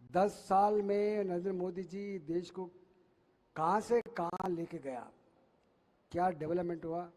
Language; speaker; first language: Hindi; non-native, local second language; Telugu